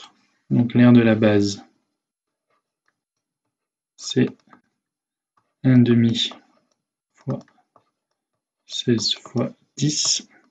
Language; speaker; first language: French; native; French